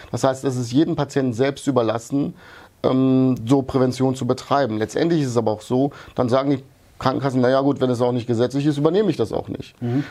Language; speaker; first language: German; early bilingual, other home language; Hungarian